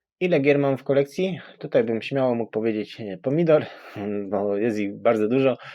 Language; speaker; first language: Polish; native; Polish